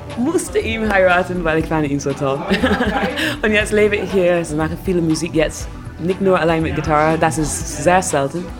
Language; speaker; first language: German; non-native, fluent; English